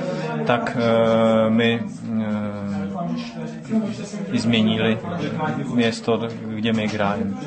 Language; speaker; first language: Russian; non-native, learner; Czech